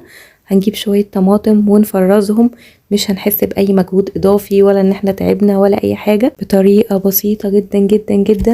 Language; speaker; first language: Arabic; native; Arabic